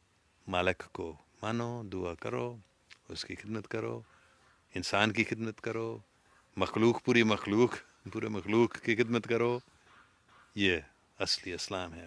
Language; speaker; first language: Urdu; non-native, fluent; English